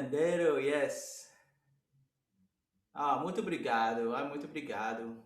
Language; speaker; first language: Portuguese; non-native, learner; English